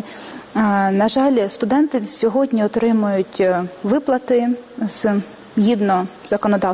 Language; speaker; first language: Ukrainian; native; Ukrainian